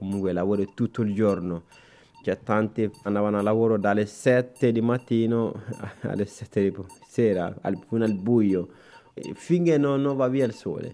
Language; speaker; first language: Italian; non-native, fluent; Bambara